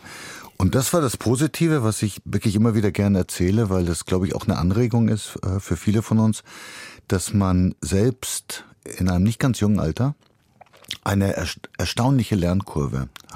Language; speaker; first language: German; early bilingual, other home language; Bulgarian